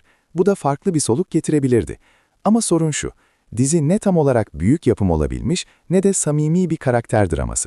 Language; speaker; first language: Turkish; native; Turkish